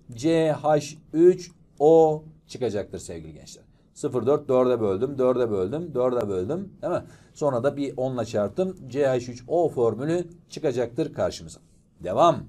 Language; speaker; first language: Turkish; native; Turkish